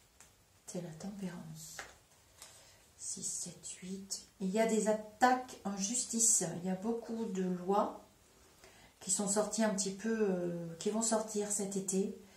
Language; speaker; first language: French; native; French